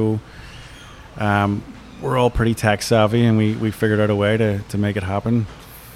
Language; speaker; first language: English; native; English